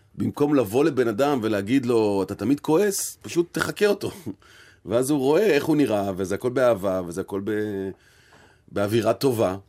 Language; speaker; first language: Hebrew; native; Hebrew